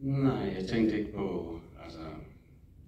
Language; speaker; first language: Danish; non-native, fluent; English